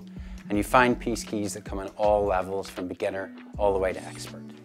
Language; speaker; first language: English; native; English